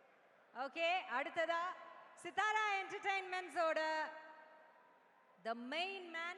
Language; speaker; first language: Tamil; native; Tamil